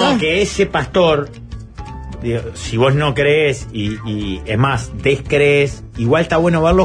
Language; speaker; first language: Spanish; native; Spanish